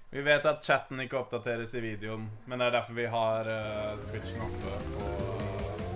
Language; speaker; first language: Norwegian; native; Norwegian